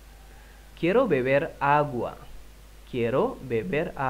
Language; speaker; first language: Spanish; non-native, fluent; Indonesian